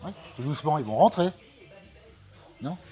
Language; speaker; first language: French; native; French